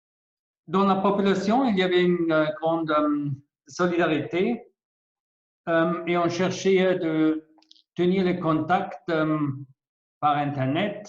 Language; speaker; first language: French; non-native, fluent; German